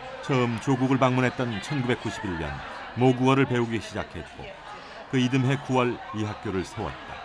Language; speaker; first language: Korean; native; Korean